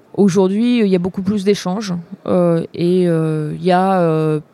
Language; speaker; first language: French; native; French